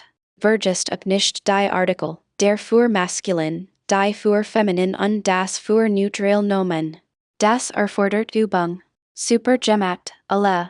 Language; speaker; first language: German; non-native, fluent; English